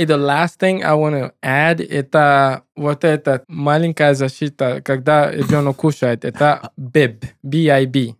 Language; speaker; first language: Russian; non-native, learner; English